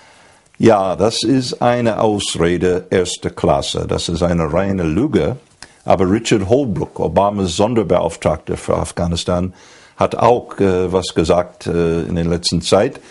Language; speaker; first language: German; non-native, fluent; English